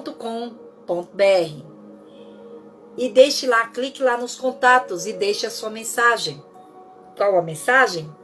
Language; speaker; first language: Portuguese; native; Portuguese